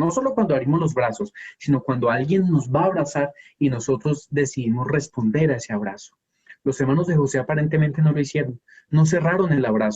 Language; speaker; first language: Spanish; native; Spanish